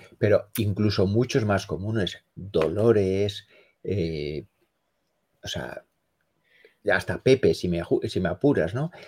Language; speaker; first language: Spanish; native; Spanish